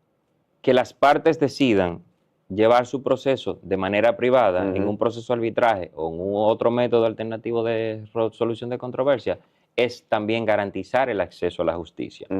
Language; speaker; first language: Spanish; native; Spanish